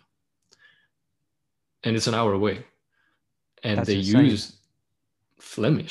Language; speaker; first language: English; non-native, fluent; Dutch